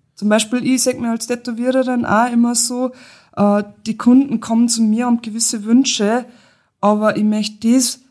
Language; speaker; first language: German; native; German